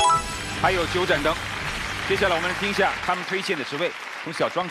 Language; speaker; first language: Chinese; native; Chinese